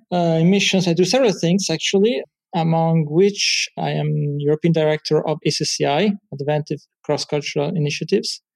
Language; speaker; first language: English; non-native, fluent; Italian